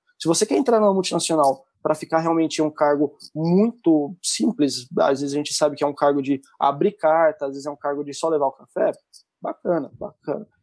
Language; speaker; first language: Portuguese; native; Portuguese